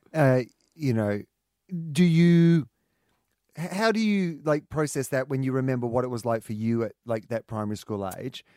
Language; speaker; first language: English; native; English